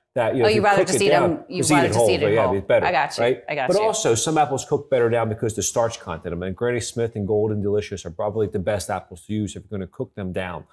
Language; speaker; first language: English; native; English